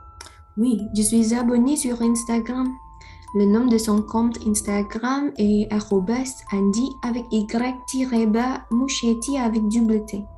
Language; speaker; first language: French; non-native, learner; Indonesian